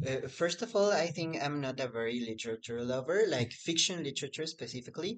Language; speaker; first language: English; non-native, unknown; Spanish